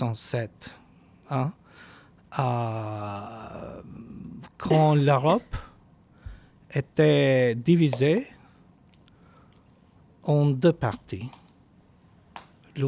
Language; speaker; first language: French; non-native, fluent; Albanian